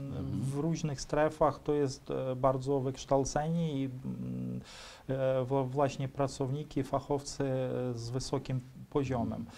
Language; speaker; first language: Polish; non-native, fluent; Ukrainian